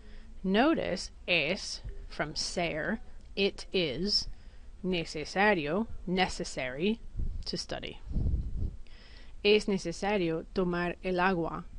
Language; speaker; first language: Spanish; non-native, fluent; English